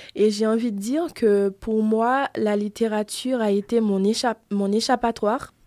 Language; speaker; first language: French; non-native, local second language; Haitian Creole